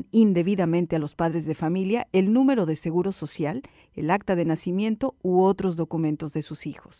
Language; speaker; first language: Spanish; native; Spanish